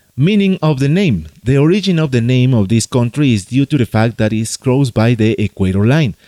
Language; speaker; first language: English; non-native, fluent; Spanish